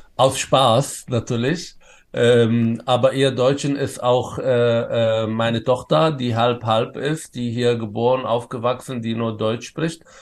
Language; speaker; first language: German; non-native, fluent; Arabic